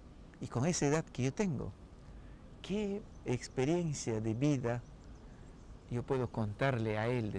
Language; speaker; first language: Spanish; non-native, local second language; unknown